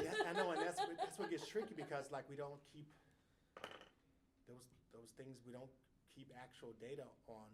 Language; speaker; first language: English; native; English